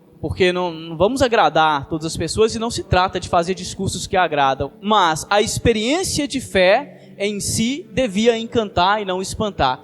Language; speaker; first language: Portuguese; native; Portuguese